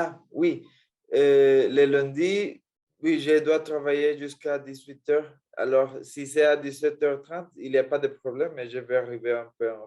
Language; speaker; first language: French; non-native, learner; Spanish